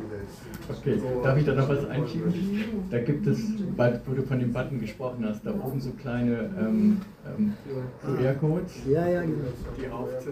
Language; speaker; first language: German; native; German